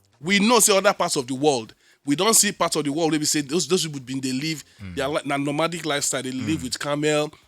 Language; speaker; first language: Nigerian Pidgin; native; Nigerian Pidgin